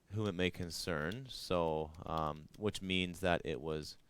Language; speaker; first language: English; native; English